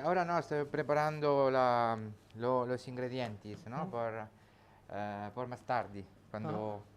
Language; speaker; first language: Spanish; non-native, learner; Italian